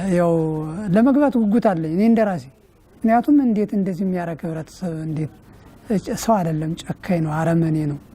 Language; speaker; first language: Amharic; native; Amharic